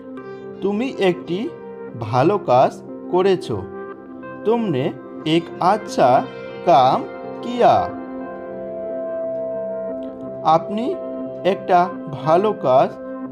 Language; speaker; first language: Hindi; non-native, fluent; Bangla